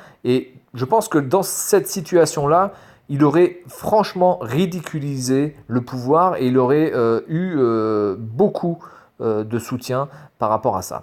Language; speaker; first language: French; native; French